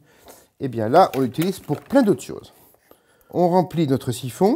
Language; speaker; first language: French; native; French